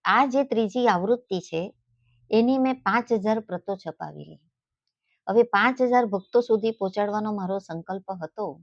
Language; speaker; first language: Gujarati; native; Gujarati